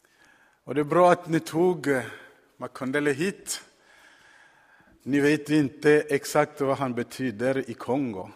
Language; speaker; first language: Swedish; non-native, fluent; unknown